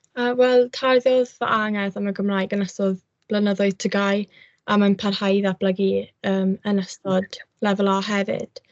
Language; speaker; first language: Welsh; non-native, local second language; English